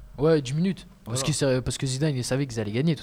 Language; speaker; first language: French; native; French